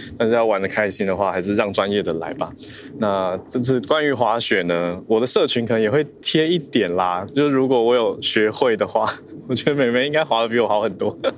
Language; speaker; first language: Chinese; native; Chinese